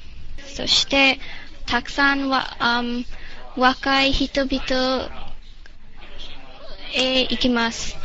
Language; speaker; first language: Japanese; non-native, learner; English